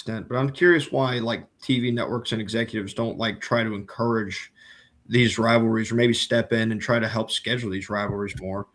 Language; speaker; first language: English; native; English